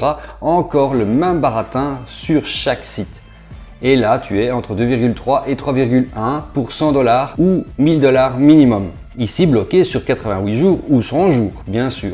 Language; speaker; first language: French; native; French